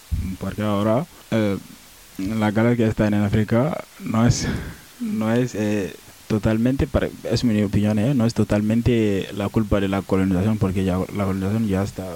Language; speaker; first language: Spanish; non-native, local second language; Wolof